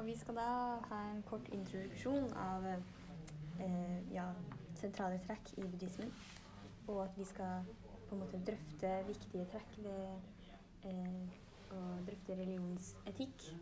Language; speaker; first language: Norwegian; native; Norwegian